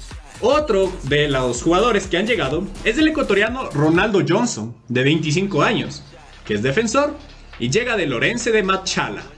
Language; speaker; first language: Spanish; native; Spanish